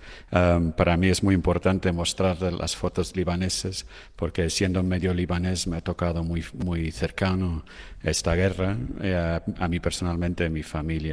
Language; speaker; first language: Spanish; non-native, fluent; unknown